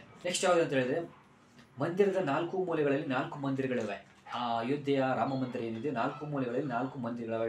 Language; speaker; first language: Kannada; native; Kannada